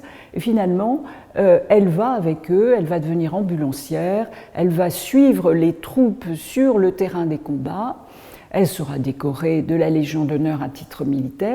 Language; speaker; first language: French; native; French